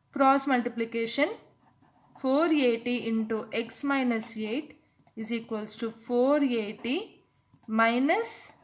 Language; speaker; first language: English; non-native, local second language; Telugu